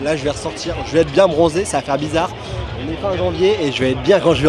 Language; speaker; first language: French; native; French